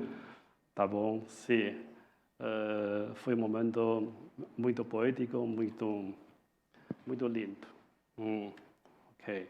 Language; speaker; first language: Portuguese; non-native, fluent; Chinese